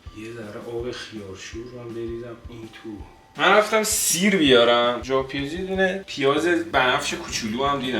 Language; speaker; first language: Persian; native; Persian